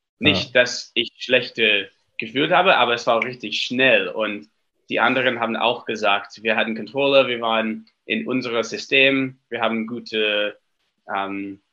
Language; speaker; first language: German; non-native, learner; English